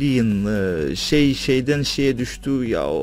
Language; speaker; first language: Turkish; non-native, fluent; Russian